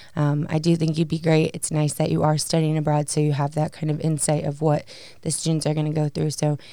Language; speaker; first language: English; native; English